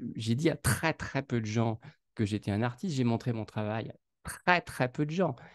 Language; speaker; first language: French; native; French